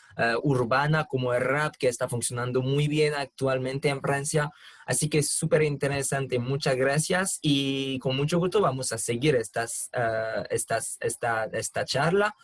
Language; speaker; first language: Spanish; non-native, fluent; French